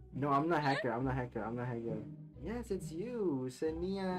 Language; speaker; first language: English; non-native, fluent; Indonesian